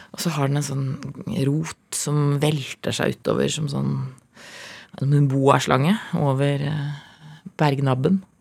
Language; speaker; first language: Norwegian; native; Norwegian